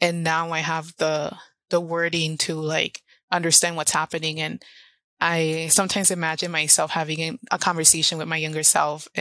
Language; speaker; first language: English; early bilingual, other home language; Spanish